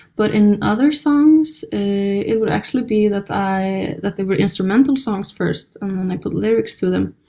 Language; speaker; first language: English; non-native, fluent; Icelandic